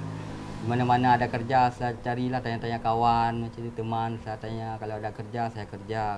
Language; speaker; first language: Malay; non-native, local second language; Achinese